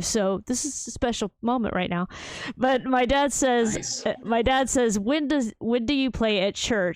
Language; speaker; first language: English; native; English